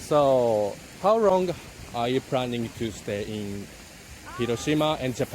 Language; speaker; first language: English; non-native, learner; Japanese